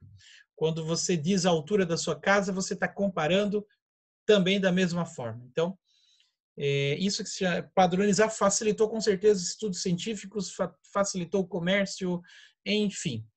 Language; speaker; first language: Portuguese; native; Portuguese